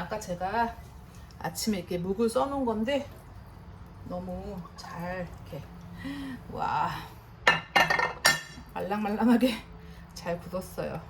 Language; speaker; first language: Korean; native; Korean